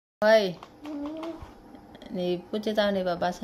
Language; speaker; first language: Chinese; non-native, learner; Vietnamese